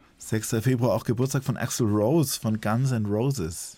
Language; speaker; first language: German; native; German